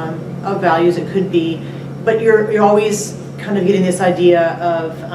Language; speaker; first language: English; native; English